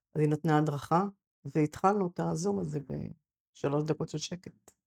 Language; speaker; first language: Hebrew; native; Hebrew